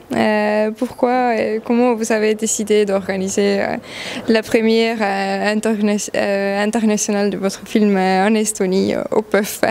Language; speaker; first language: French; non-native, fluent; Estonian